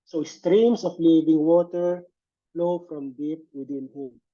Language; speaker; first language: English; non-native, local second language; Filipino